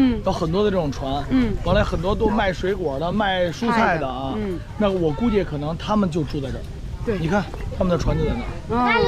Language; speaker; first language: Chinese; native; Chinese